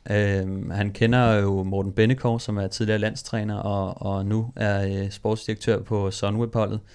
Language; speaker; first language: Danish; native; Danish